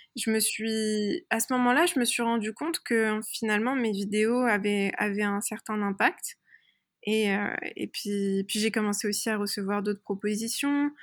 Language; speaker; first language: French; early bilingual, other home language; Persian